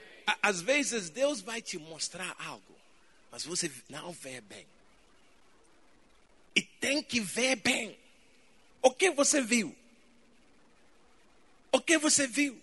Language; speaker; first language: Portuguese; non-native, fluent; English